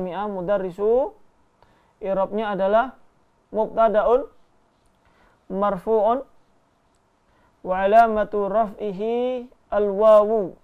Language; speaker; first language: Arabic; non-native, fluent; Indonesian